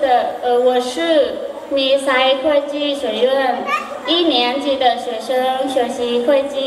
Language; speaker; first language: Chinese; non-native, learner; Hmong